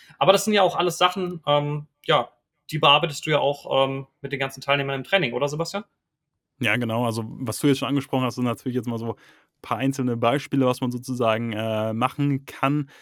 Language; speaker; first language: German; native; German